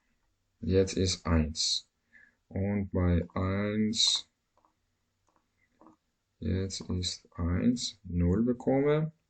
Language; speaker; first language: German; non-native, learner; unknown